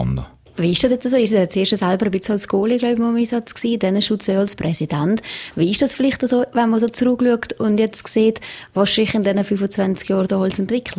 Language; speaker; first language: German; native; German